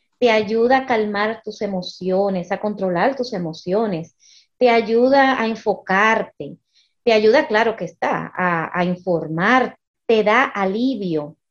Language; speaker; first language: Spanish; early bilingual, heritage; Spanish